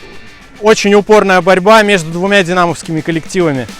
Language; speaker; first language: Russian; native; Russian